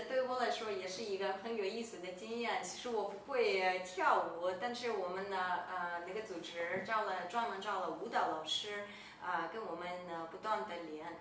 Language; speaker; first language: Chinese; non-native, fluent; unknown